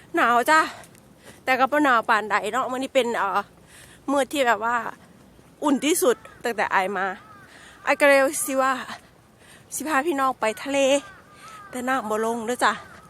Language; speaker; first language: Thai; native; Thai